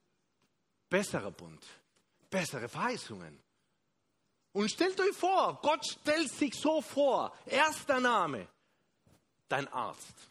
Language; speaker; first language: German; non-native, fluent; Spanish